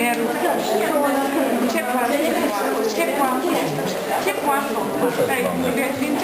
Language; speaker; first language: Polish; native; Polish